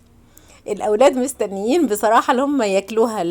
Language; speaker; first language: Arabic; native; Arabic